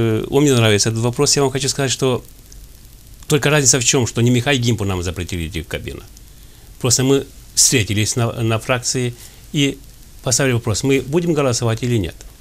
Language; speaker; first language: Russian; non-native, fluent; Romanian